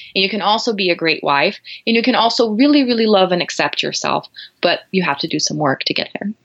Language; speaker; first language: English; non-native, fluent; Portuguese